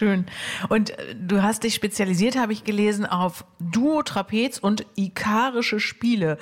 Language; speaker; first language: German; native; German